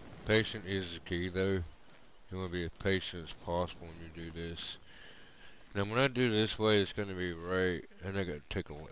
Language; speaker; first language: English; native; English